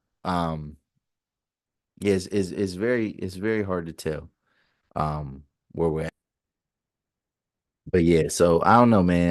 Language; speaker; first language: English; native; English